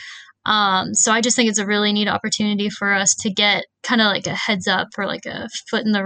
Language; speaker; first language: English; native; English